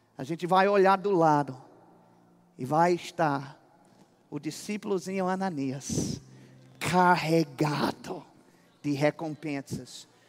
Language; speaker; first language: Portuguese; non-native, fluent; English